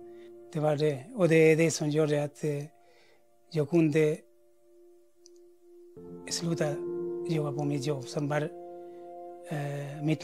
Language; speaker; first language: Swedish; non-native, fluent; Spanish